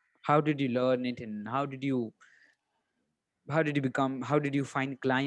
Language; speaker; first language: English; non-native, local second language; Hindi